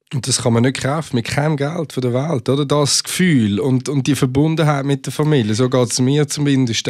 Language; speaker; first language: German; native; German